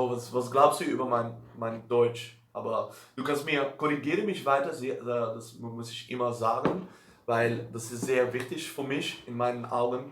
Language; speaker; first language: German; non-native, learner; Dutch